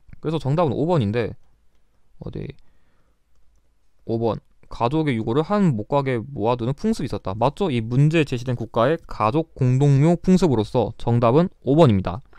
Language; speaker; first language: Korean; native; Korean